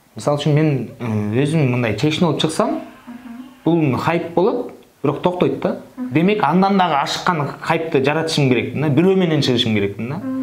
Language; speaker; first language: Kyrgyz; non-native, local second language; Russian